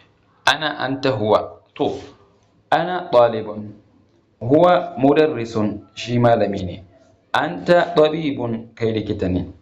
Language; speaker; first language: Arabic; non-native, fluent; Hausa